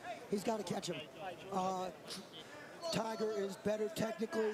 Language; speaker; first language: English; native; English